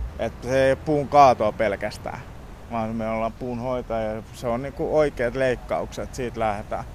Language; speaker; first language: Finnish; early bilingual, heritage; Finnish